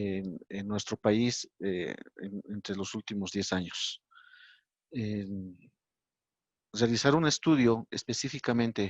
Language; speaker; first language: Spanish; native; Spanish